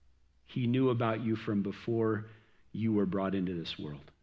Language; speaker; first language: English; native; English